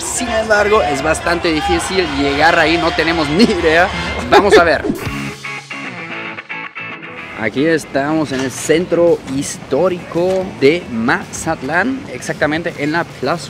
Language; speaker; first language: Spanish; non-native, fluent; German